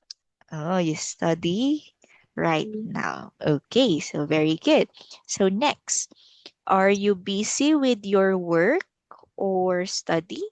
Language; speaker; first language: English; non-native, local second language; Filipino